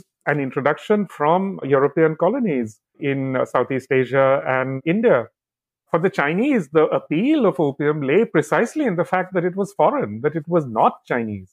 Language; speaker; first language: English; non-native, local second language; Bangla